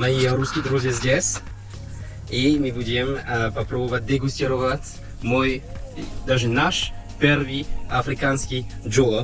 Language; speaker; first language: Russian; non-native, learner; French